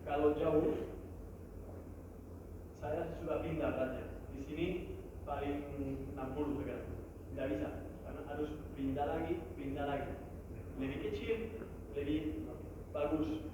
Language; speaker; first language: Indonesian; non-native, learner; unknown